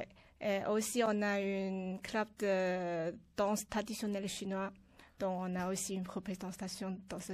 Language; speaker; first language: French; non-native, learner; Chinese